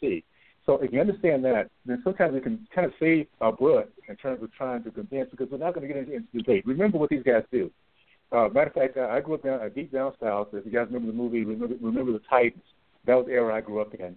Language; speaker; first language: English; native; English